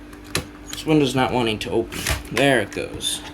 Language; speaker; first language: English; native; English